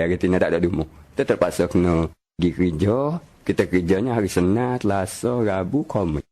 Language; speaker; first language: Malay; native; Malay